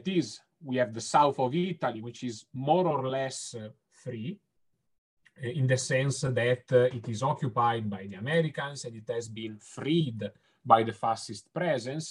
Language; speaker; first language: English; non-native, fluent; Italian